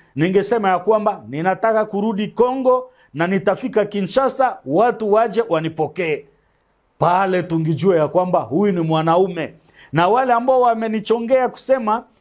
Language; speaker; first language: Swahili; native; Swahili